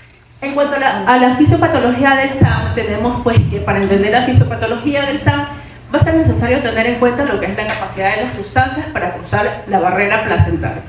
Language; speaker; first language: Spanish; native; Spanish